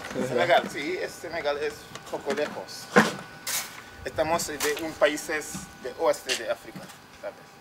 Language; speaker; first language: Spanish; non-native, learner; Wolof